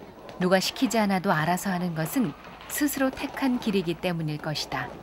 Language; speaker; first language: Korean; native; Korean